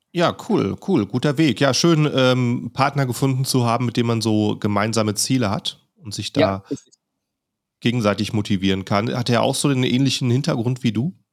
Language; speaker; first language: German; native; German